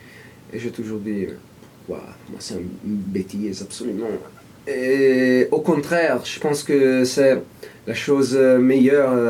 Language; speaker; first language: French; non-native, fluent; Italian